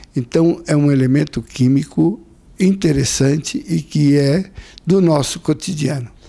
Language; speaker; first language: Portuguese; native; Portuguese